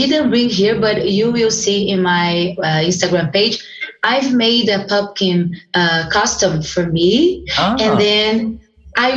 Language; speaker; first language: English; non-native, fluent; Portuguese